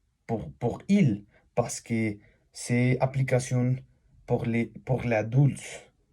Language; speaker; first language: French; non-native, learner; Spanish